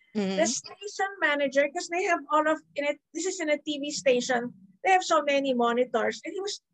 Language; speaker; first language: English; non-native, local second language; Filipino